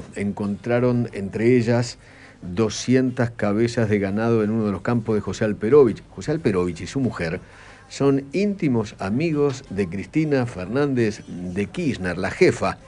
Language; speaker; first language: Spanish; native; Spanish